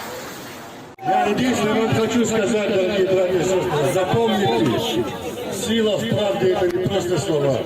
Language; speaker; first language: Russian; native; Russian